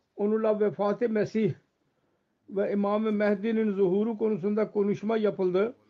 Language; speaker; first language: Turkish; non-native, fluent; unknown